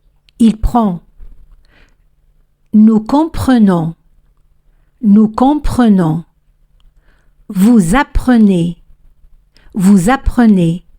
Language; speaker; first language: French; non-native, fluent; Spanish